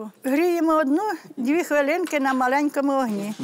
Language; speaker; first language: Ukrainian; native; Ukrainian